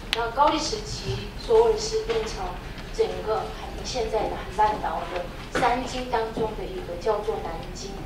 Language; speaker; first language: Chinese; non-native, fluent; Korean